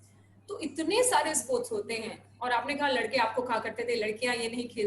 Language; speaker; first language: Hindi; native; Hindi